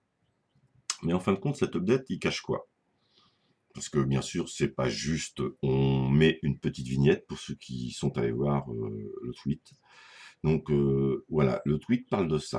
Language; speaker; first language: French; native; French